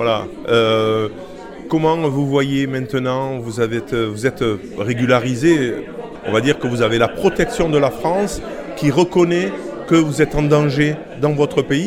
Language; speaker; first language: French; native; French